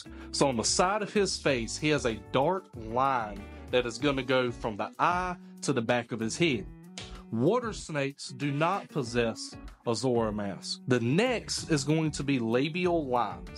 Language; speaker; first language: English; native; English